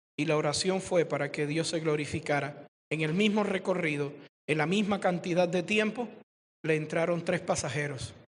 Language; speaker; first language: Spanish; native; Spanish